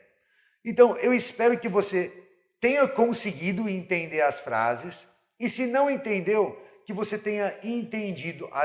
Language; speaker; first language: Portuguese; non-native, fluent; English